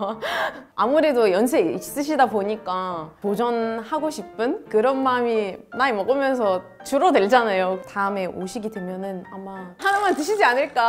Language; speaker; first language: Korean; non-native, fluent; Arabic